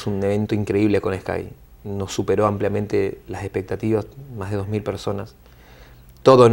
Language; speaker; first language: Spanish; native; Spanish